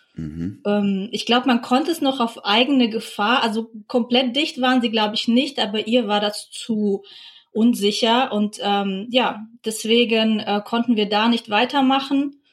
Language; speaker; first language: German; early bilingual, other home language; Russian